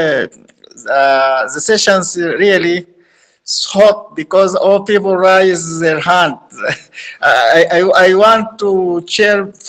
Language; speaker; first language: English; non-native, learner; Arabic